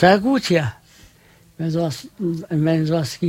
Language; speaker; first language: German; non-native, learner; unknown